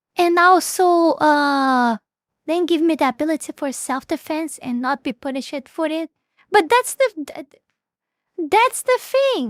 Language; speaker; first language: English; non-native, fluent; Portuguese